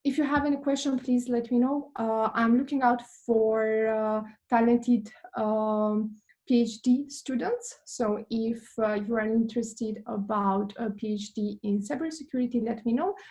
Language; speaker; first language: English; non-native, fluent; Albanian